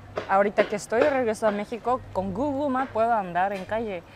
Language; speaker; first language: Spanish; non-native, fluent; Japanese